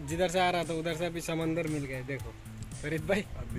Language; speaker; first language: Hindi; non-native, local second language; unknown